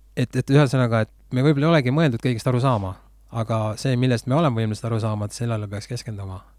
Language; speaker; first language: Estonian; native; Estonian